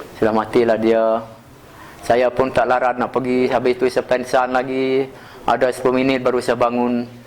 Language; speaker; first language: Malay; non-native, local second language; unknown